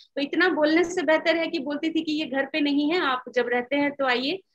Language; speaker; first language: Hindi; native; Hindi